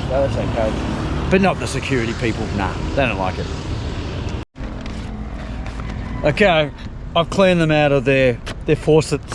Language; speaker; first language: English; native; English